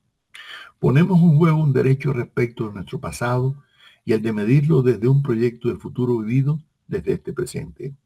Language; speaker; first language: Spanish; native; Spanish